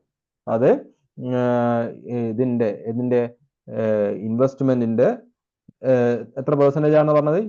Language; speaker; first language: Malayalam; native; Malayalam